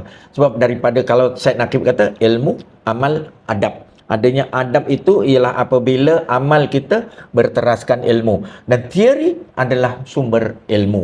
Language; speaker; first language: Malay; native; Malay